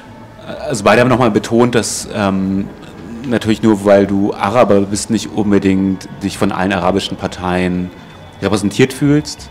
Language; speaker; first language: German; native; German